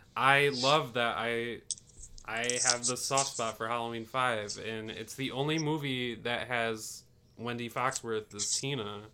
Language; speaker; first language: English; native; English